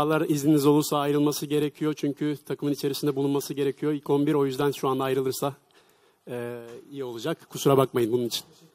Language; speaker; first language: Turkish; native; Turkish